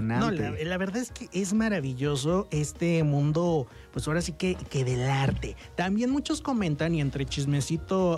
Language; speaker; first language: Spanish; native; Spanish